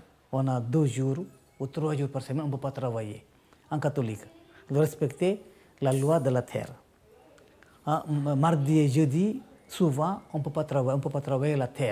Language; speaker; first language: French; non-native, local second language; Malagasy